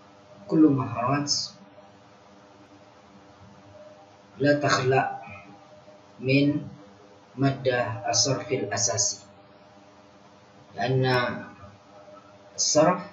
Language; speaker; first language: Arabic; non-native, fluent; Indonesian